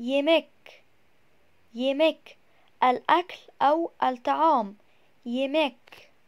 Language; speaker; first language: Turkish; non-native, fluent; Arabic